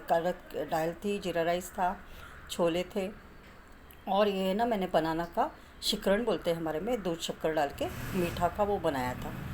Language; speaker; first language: Hindi; non-native, local second language; Marathi